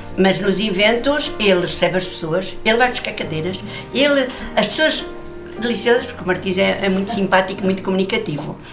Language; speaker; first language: Portuguese; native; Portuguese